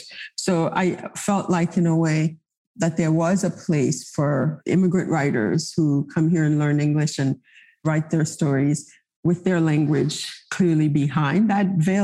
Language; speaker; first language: English; non-native, fluent; Haitian Creole